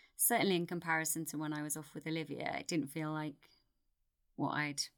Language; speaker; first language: English; native; English